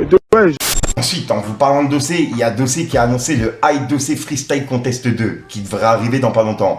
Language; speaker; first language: French; native; French